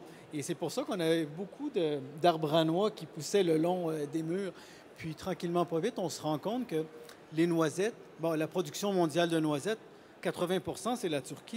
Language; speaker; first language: French; native; French